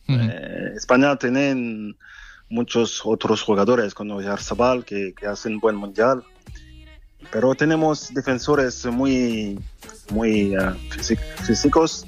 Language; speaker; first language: Spanish; non-native, fluent; French